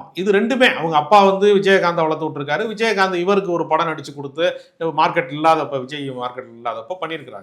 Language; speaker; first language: Tamil; native; Tamil